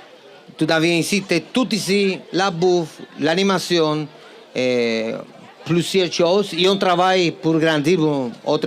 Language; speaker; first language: French; non-native, fluent; Spanish